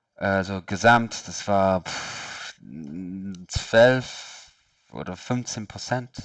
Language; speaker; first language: German; non-native, learner; English